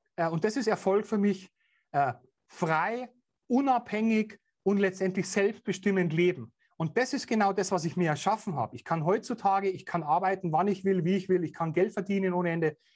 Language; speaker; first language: German; native; German